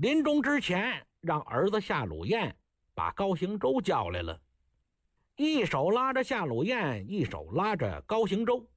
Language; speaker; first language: Chinese; native; Chinese